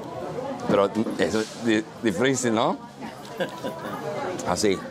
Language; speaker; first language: Spanish; early bilingual, heritage; Spanish